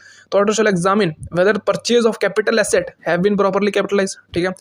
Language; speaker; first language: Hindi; native; Hindi